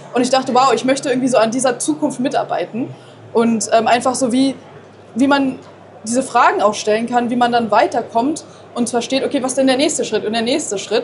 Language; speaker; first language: German; native; German